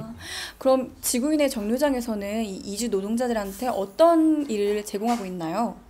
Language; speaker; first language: Korean; native; Korean